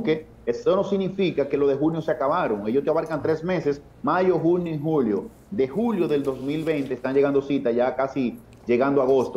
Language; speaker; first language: Spanish; native; Spanish